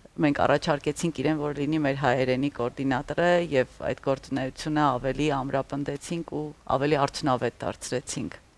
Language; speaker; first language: Armenian; native; Armenian